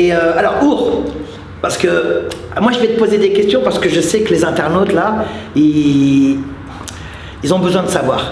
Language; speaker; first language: French; native; French